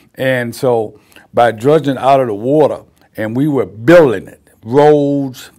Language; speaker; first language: English; native; English